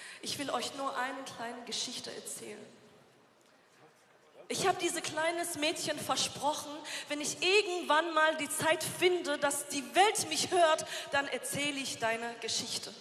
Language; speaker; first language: German; non-native, fluent; Persian